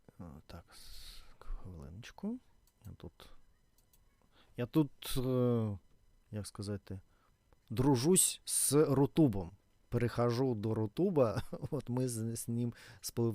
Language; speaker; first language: Ukrainian; non-native, learner; Russian